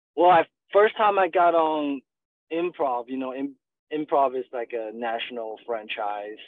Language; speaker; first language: English; non-native, fluent; Chinese